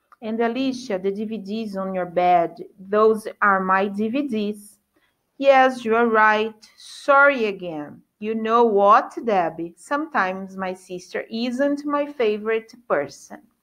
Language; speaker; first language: English; non-native, fluent; Portuguese